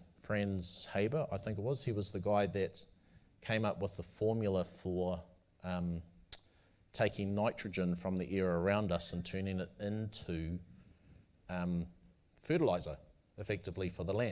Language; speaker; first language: English; native; English